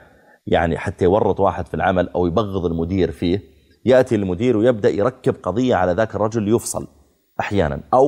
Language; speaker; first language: Arabic; native; Arabic